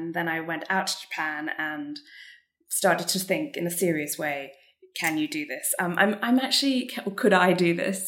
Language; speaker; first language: English; native; English